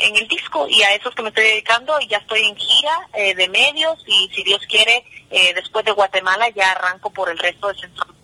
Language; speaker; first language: Spanish; early bilingual, heritage; Spanish